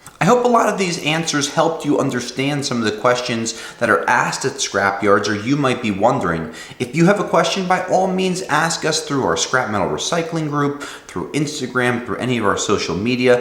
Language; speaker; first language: English; native; English